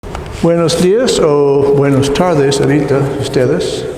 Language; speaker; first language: Spanish; non-native, learner; English